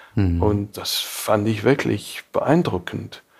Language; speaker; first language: German; non-native, fluent; English